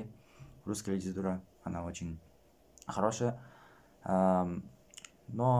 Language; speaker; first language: Russian; non-native, local second language; Kazakh